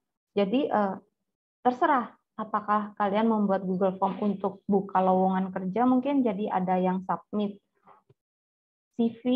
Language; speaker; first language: Indonesian; native; Indonesian